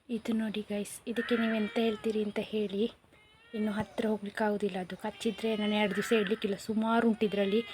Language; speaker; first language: Kannada; non-native, local second language; Konkani